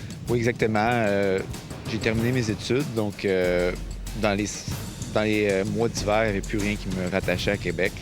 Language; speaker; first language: French; native; French